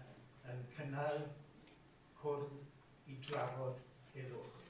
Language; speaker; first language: Welsh; native; Welsh